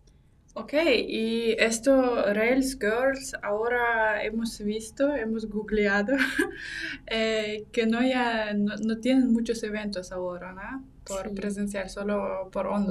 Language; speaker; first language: Spanish; non-native, fluent; Russian